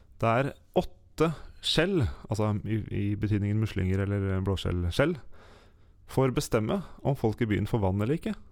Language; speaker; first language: Norwegian; native; Norwegian